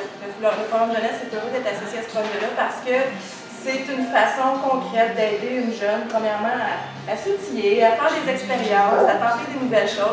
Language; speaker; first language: French; native; French